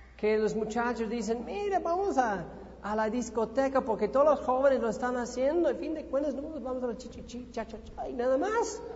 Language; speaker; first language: Spanish; non-native, fluent; English